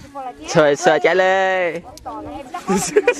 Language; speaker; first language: Thai; non-native, local second language; Pattani Malay